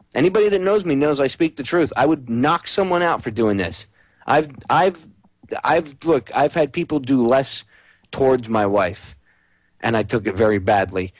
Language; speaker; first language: English; native; English